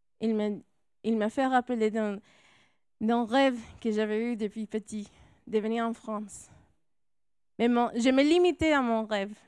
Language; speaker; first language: French; non-native, fluent; English